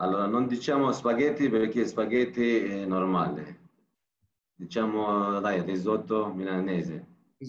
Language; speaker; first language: Italian; non-native, learner; Turkish